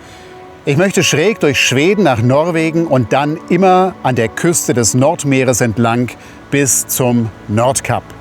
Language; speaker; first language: German; native; German